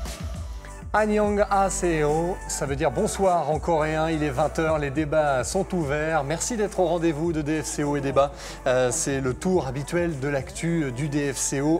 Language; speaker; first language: French; native; French